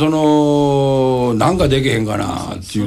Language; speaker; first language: Japanese; native; Japanese